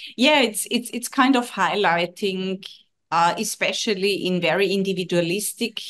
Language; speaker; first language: English; non-native, fluent; German